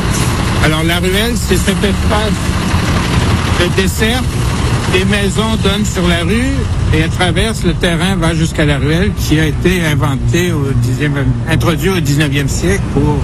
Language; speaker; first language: French; native; French